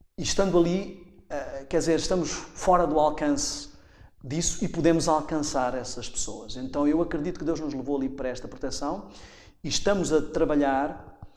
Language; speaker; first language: Portuguese; native; Portuguese